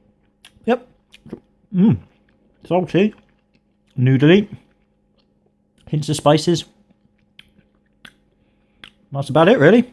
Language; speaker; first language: English; native; English